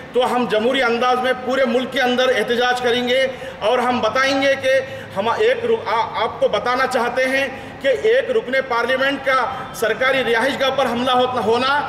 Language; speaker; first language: Urdu; native; Urdu